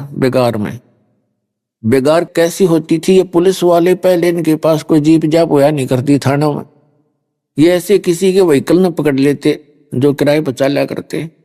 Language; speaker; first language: Hindi; native; Hindi